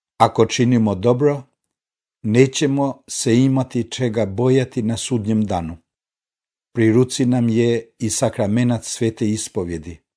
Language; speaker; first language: Croatian; non-native, fluent; Albanian